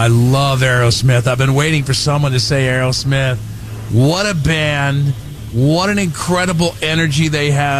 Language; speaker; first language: English; native; English